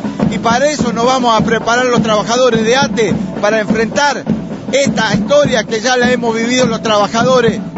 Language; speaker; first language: Spanish; native; Spanish